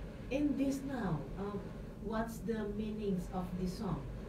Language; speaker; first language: English; non-native, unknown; Indonesian